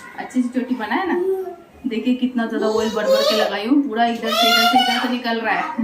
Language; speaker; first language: Hindi; native; Hindi